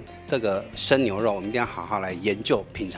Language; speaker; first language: Chinese; native; Chinese